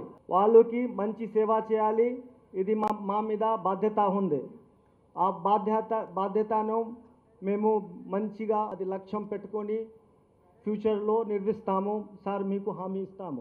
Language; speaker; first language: Telugu; non-native, fluent; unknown